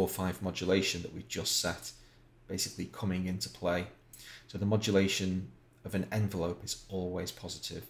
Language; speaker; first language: English; native; English